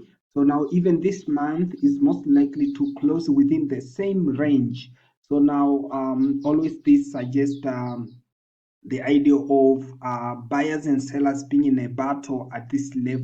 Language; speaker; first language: English; non-native, local second language; Swahili